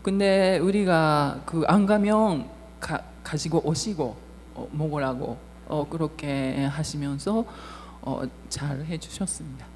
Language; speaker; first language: Korean; non-native, fluent; Japanese